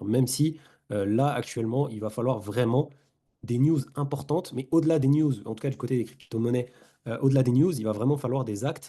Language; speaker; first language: French; native; French